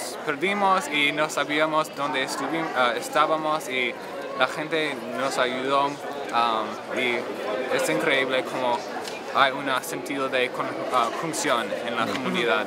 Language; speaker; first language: Spanish; non-native, learner; English